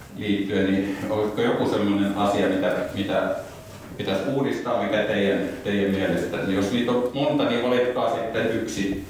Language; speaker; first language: Finnish; native; Finnish